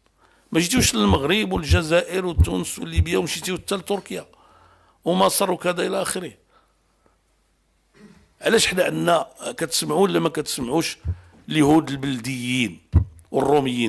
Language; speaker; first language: Arabic; native; Arabic